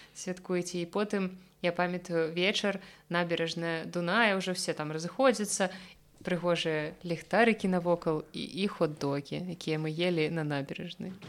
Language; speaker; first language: Belarusian; non-native, local second language; Russian